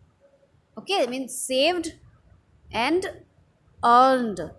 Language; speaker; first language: English; non-native, local second language; Hindi